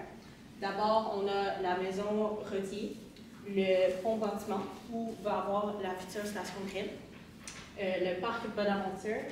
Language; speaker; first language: French; native; French